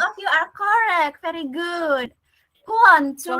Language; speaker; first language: English; non-native, learner; Indonesian